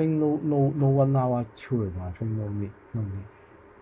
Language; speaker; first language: English; non-native, local second language; Cantonese